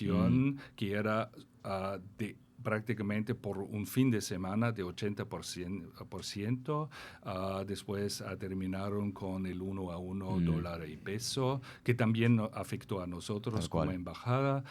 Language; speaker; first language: Spanish; non-native, fluent; German